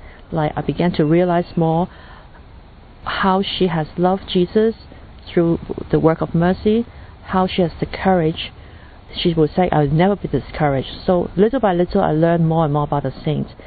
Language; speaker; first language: English; non-native, local second language; Cantonese